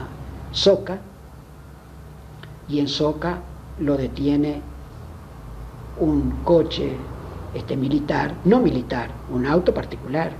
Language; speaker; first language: Spanish; native; Spanish